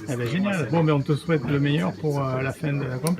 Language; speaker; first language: French; native; French